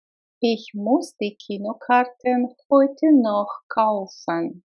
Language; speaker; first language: German; non-native, fluent; Russian